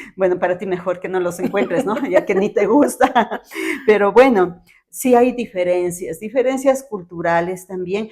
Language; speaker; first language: Spanish; native; Spanish